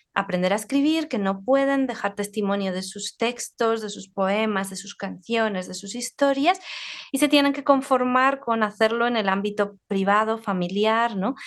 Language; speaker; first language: Spanish; native; Spanish